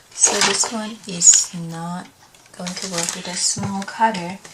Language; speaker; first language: English; non-native, learner; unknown